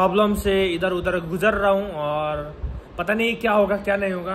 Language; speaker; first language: Hindi; non-native, local second language; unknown